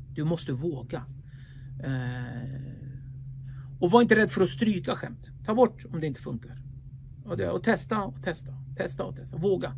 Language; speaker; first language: Swedish; early bilingual, other home language; Kurdish